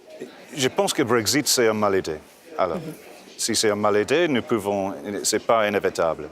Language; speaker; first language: French; non-native, fluent; English